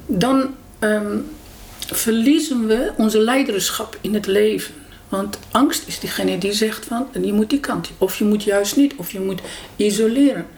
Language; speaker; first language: Dutch; non-native, fluent; Persian